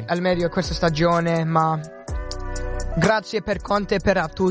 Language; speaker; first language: Italian; early bilingual, heritage; English